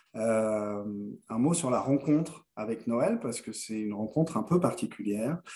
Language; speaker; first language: French; native; French